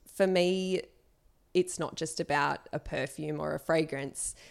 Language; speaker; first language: English; native; English